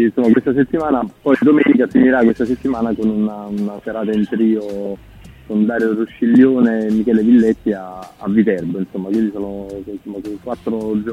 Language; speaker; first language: Italian; native; Italian